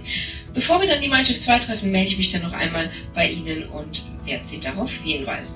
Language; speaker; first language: German; native; German